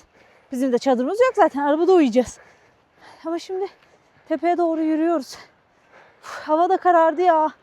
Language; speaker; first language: Turkish; native; Turkish